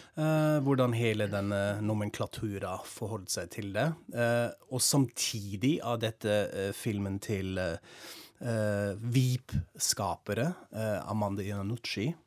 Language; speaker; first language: Norwegian; non-native, fluent; German